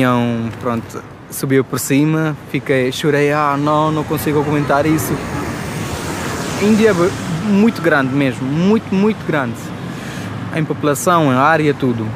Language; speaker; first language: Portuguese; non-native, fluent; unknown